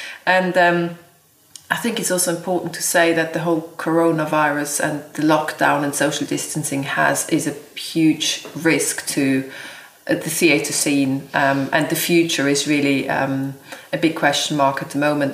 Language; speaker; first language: English; non-native, fluent; German